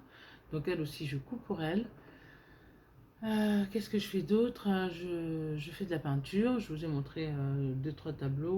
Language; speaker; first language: French; native; French